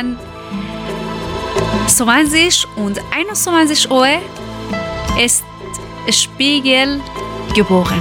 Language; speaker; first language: German; non-native, learner; Persian